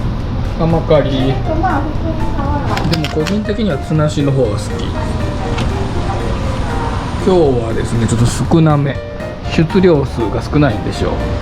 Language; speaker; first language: Japanese; native; Japanese